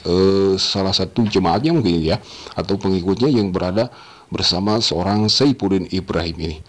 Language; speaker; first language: Indonesian; native; Indonesian